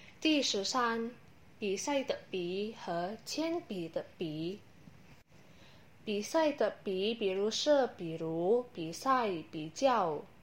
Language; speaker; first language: Chinese; non-native, learner; Indonesian